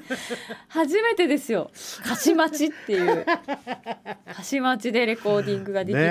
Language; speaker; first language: Japanese; native; Japanese